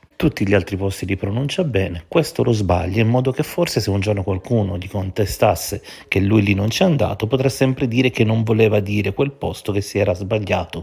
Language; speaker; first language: Italian; native; Italian